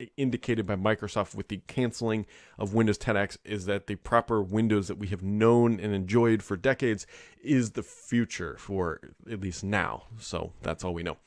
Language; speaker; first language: English; native; English